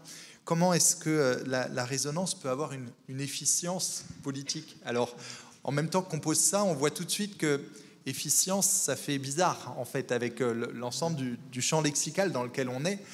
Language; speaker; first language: French; native; French